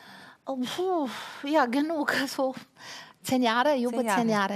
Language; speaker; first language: German; non-native, fluent; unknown